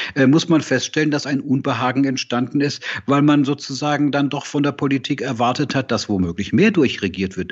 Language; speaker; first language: German; native; German